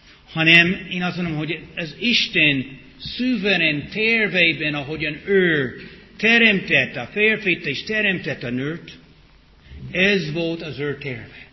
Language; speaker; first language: Hungarian; non-native, fluent; English